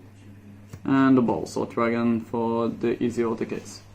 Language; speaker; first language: English; non-native, fluent; Dutch